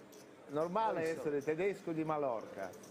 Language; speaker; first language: Italian; non-native, learner; Russian